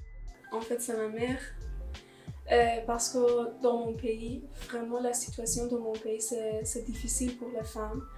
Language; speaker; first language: French; non-native, learner; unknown